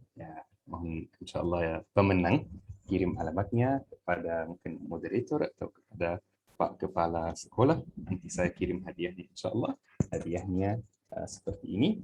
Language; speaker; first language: Indonesian; non-native, fluent; Arabic